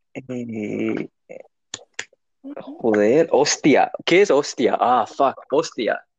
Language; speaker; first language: Spanish; non-native, learner; English